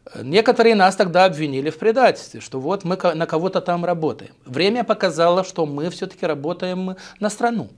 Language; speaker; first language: Russian; native; Russian